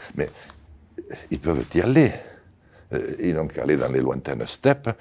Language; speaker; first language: French; non-native, local second language; Occitan